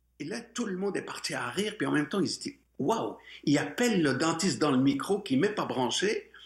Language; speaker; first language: French; non-native, local second language; Arabic